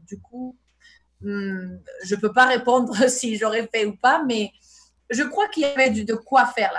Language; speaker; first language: French; non-native, fluent; Spanish